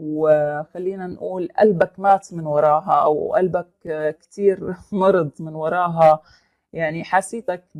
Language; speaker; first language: Arabic; native; Arabic